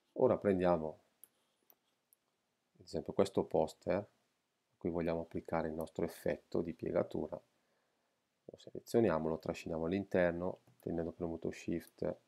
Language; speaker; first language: Italian; native; Italian